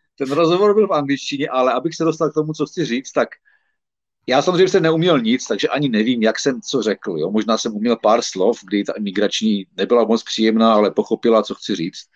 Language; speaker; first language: Czech; native; Czech